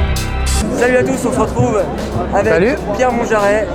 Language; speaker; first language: French; native; French